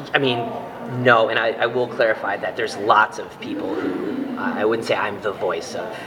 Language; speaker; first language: English; native; English